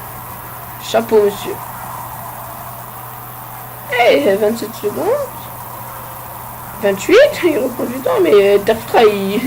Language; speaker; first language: French; native; French